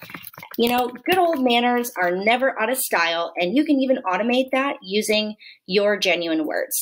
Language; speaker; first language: English; native; English